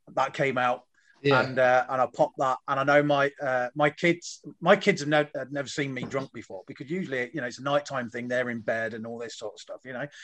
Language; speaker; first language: English; native; English